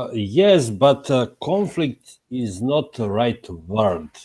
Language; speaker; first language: English; non-native, learner; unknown